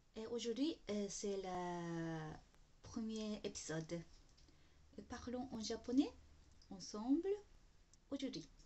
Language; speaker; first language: French; non-native, fluent; Japanese